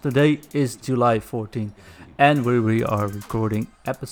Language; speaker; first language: English; non-native, fluent; Dutch